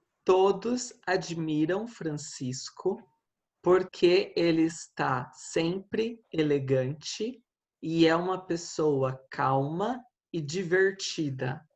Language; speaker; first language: Portuguese; non-native, fluent; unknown